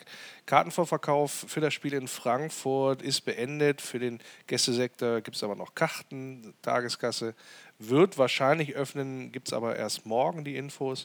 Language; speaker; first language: German; native; German